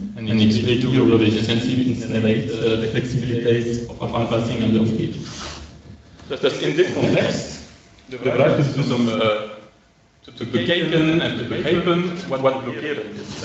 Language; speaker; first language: Dutch; non-native, local second language; French